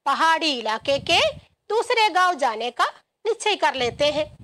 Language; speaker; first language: Hindi; non-native, local second language; Malayalam